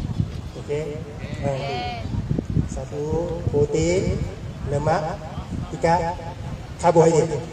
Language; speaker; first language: Indonesian; non-native, learner; Thai